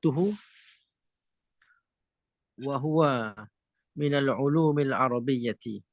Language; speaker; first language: Arabic; non-native, fluent; Malay